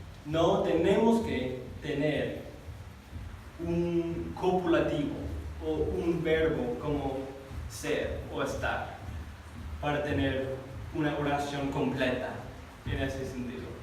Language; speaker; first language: Spanish; non-native, fluent; English